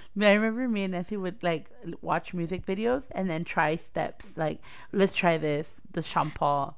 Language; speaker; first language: English; early bilingual, other home language; Spanish